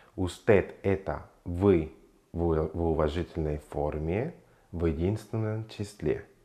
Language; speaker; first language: Russian; non-native, fluent; Spanish